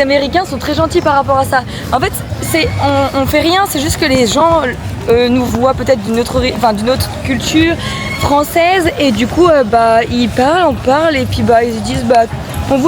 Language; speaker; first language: French; native; French